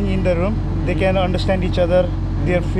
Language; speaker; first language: English; non-native, learner; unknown